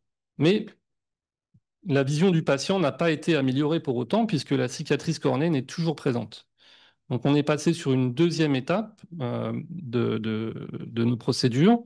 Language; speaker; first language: French; native; French